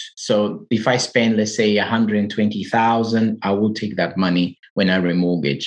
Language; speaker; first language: English; non-native, fluent; Portuguese